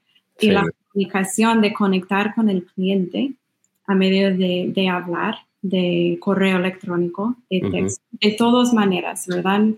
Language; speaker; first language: Spanish; non-native, fluent; English